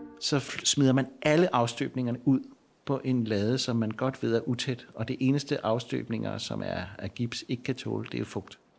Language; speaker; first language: Danish; native; Danish